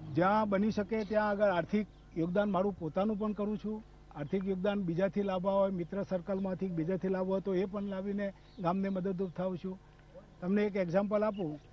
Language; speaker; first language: Gujarati; native; Gujarati